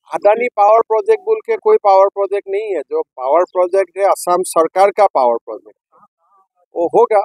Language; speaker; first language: Hindi; non-native, local second language; Assamese